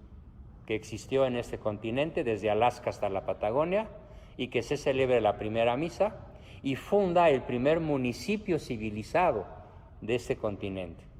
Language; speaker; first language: Spanish; native; Spanish